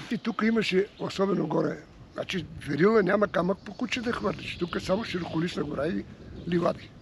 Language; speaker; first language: Bulgarian; native; Bulgarian